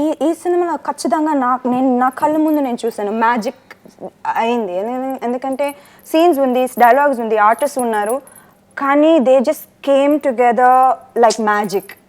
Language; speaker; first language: Telugu; non-native, fluent; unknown